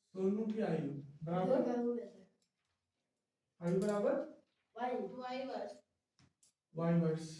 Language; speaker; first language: Hindi; native; Hindi